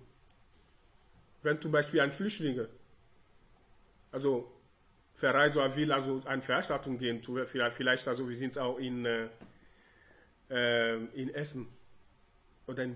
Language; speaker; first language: German; non-native, learner; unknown